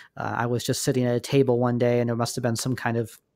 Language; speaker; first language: English; native; English